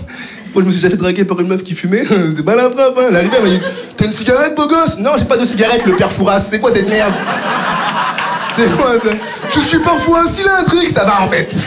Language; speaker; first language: French; native; French